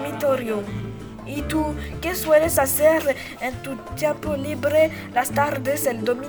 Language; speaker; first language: Spanish; non-native, learner; French